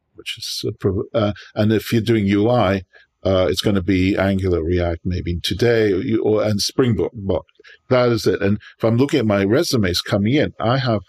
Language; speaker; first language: English; native; English